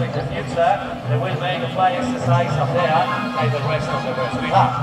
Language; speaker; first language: English; non-native, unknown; Spanish